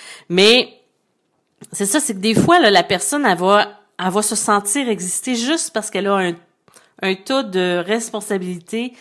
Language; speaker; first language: French; native; French